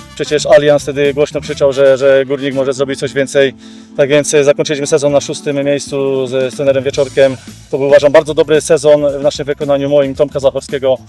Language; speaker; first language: Polish; native; Polish